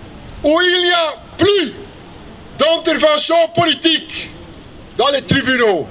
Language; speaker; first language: French; non-native, local second language; Dutch